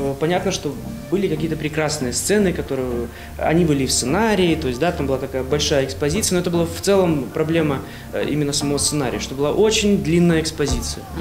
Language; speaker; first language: Russian; native; Russian